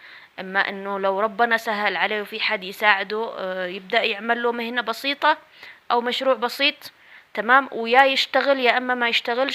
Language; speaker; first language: Arabic; native; Arabic